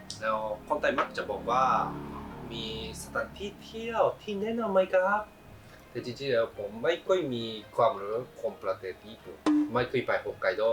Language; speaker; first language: Thai; non-native, learner; Japanese